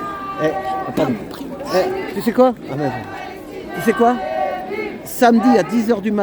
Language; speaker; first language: French; native; French